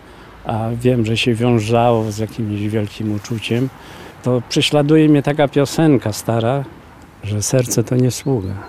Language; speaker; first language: Polish; native; Polish